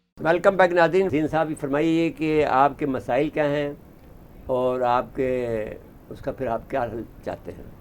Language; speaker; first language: Urdu; native; Urdu